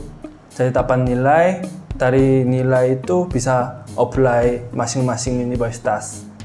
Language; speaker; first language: Indonesian; non-native, fluent; Korean